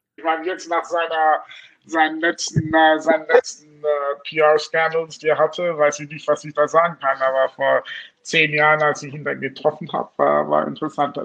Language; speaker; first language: German; non-native, fluent; English